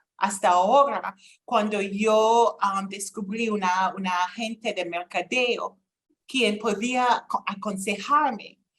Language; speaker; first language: Spanish; non-native, fluent; English